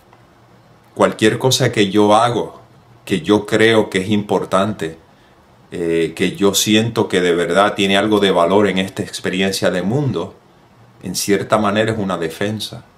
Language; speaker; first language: Spanish; native; Spanish